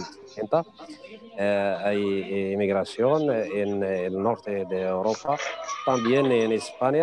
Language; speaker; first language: Spanish; non-native, fluent; Arabic